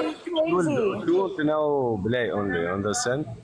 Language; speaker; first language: English; non-native, learner; Arabic